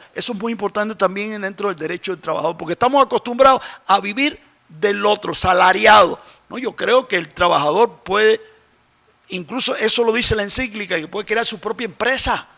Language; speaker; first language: Spanish; native; Spanish